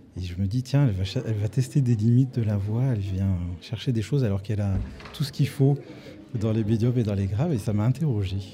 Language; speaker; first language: French; native; French